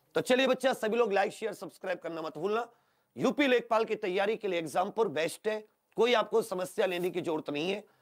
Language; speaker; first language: Hindi; native; Hindi